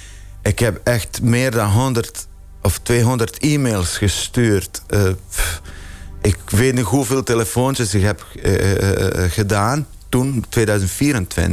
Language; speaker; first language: Dutch; non-native, fluent; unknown